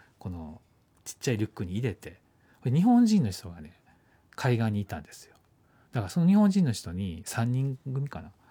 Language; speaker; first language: Japanese; native; Japanese